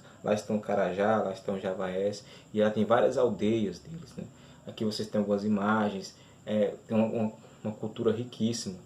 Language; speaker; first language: Portuguese; native; Portuguese